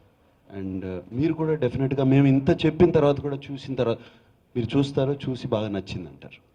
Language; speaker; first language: Telugu; native; Telugu